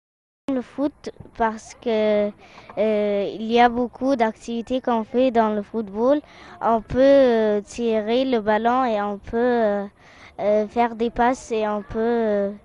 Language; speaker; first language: French; non-native, fluent; Arabic